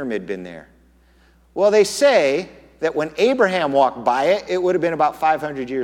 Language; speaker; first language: English; native; English